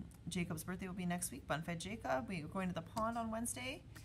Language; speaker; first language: English; native; English